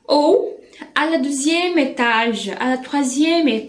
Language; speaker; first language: French; non-native, fluent; Portuguese